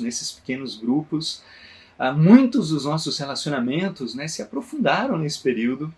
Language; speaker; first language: Portuguese; native; Portuguese